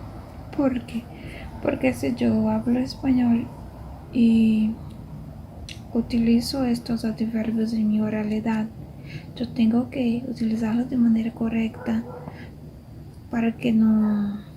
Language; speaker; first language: Spanish; non-native, fluent; Portuguese